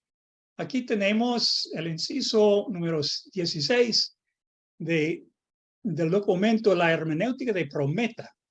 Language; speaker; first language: Spanish; non-native, fluent; English